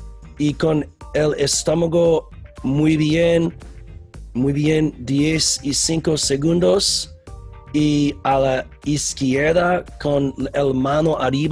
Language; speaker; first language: Spanish; non-native, learner; English